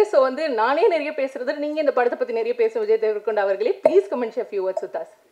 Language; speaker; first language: Tamil; native; Tamil